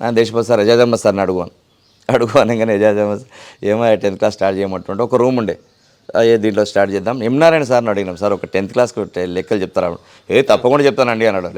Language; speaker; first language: Telugu; non-native, local second language; Urdu